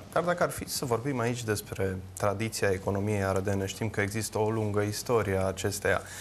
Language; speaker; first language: Romanian; native; Romanian